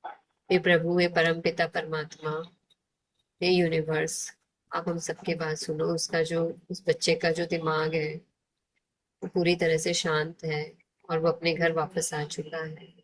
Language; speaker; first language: Hindi; native; Hindi